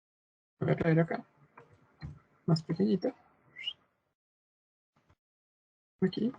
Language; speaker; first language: Spanish; native; Spanish